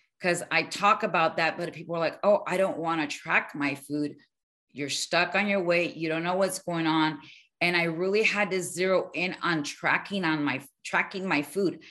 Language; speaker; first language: English; early bilingual, other home language; Spanish